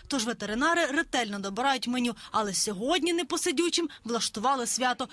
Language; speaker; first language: Ukrainian; native; Ukrainian